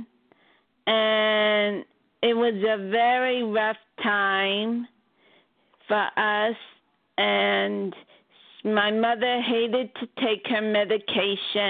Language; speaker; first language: English; native; English